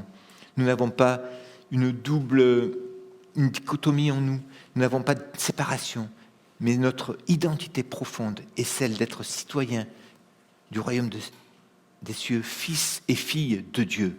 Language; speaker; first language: French; native; French